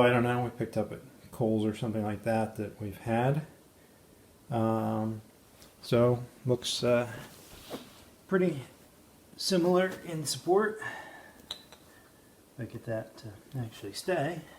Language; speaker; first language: English; native; English